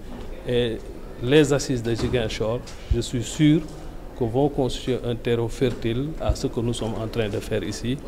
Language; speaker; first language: French; non-native, local second language; Wolof